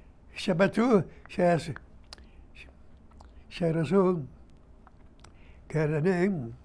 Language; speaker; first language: Hebrew; early bilingual, other home language; Arabic